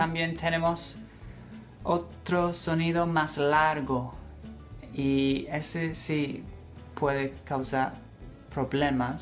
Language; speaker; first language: Spanish; non-native, fluent; English